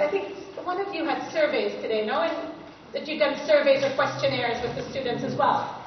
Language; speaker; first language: English; native; English